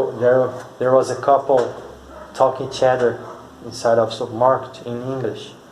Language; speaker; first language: English; non-native, fluent; Portuguese